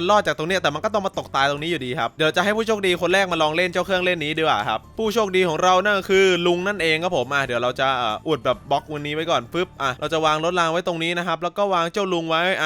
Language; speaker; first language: Thai; native; Thai